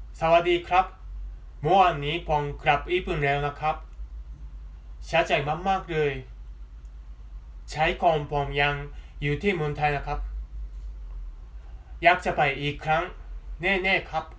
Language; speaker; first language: Thai; non-native, fluent; Japanese